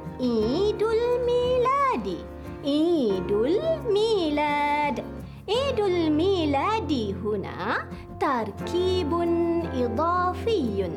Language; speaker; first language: Arabic; non-native, fluent; Malay